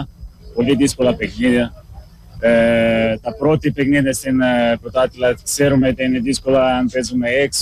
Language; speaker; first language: Greek; non-native, learner; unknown